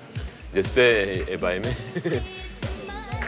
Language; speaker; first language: French; non-native, fluent; Japanese